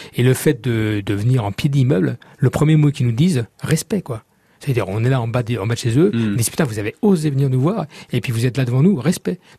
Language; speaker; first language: French; native; French